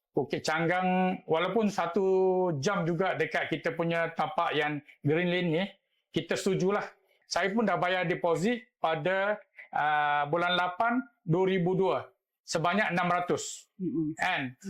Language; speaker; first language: Malay; native; Malay